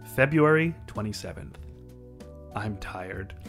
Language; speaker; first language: English; native; English